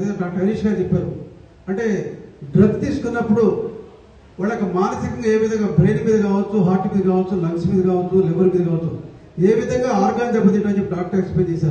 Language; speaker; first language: Telugu; native; Telugu